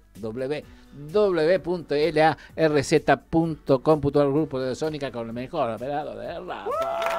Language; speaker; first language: Spanish; native; Spanish